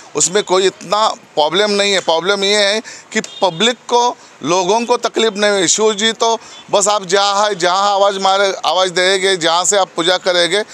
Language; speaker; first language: Hindi; non-native, local second language; Marathi